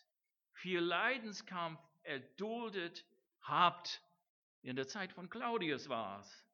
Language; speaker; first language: German; non-native, fluent; English